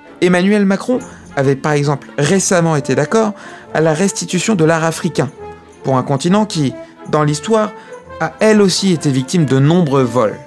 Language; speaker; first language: French; native; French